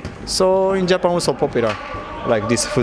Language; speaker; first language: English; non-native, learner; Japanese